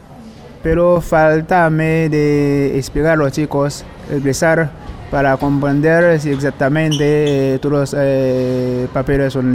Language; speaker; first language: Spanish; non-native, learner; Haitian Creole